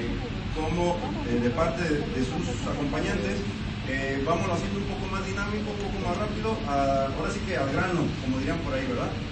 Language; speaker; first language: Spanish; native; Spanish